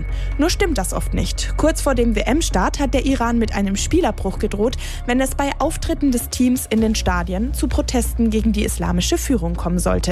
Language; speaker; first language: German; native; German